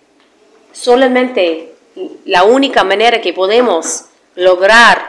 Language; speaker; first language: Spanish; non-native, fluent; Arabic